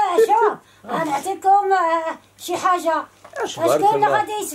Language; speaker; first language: Arabic; non-native, local second language; Central Atlas Tamazight